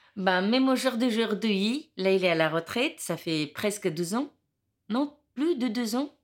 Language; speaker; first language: French; non-native, learner; Romanian